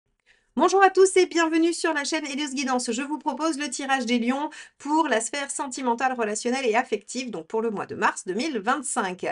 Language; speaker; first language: French; native; French